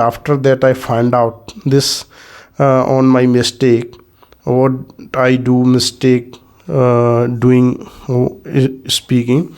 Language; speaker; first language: English; non-native, learner; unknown